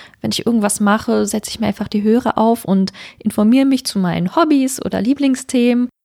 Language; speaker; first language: German; native; German